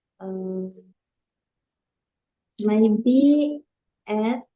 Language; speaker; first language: English; non-native, learner; Indonesian